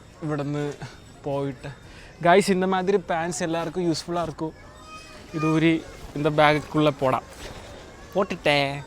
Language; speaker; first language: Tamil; non-native, learner; Malayalam